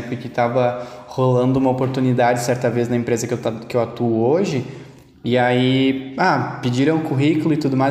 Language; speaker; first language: Portuguese; native; Portuguese